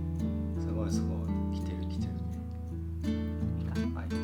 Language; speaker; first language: Japanese; native; Japanese